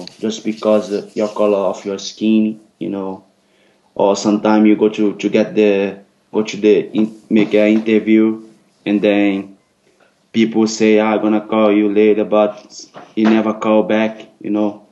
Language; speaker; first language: English; non-native, learner; Portuguese